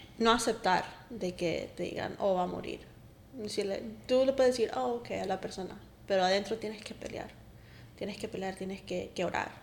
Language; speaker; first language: Spanish; early bilingual, heritage; Spanish